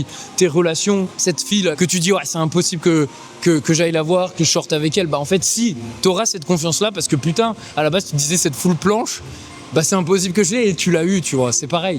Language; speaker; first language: French; native; French